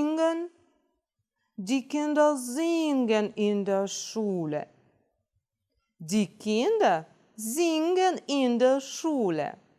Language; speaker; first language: German; non-native, fluent; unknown